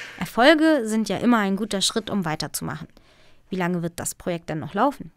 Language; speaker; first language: German; native; German